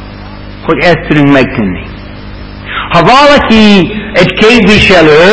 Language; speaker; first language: Hungarian; non-native, fluent; English